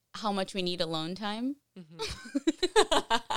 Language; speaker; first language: English; early bilingual, other home language; Portuguese